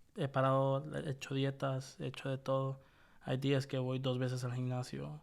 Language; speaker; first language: Spanish; early bilingual, heritage; Spanish